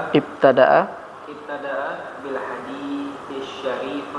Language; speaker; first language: Arabic; non-native, learner; Indonesian